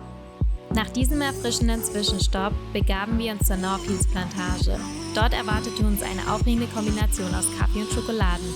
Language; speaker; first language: German; native; German